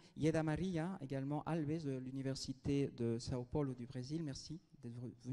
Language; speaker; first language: French; native; French